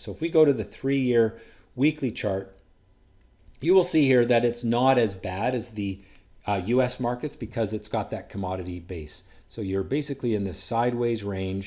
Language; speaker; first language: English; native; English